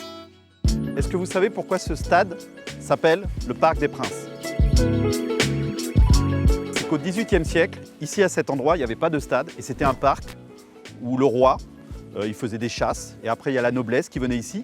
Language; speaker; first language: French; native; French